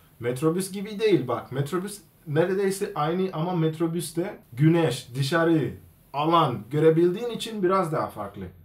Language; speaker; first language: Turkish; non-native, fluent; Swahili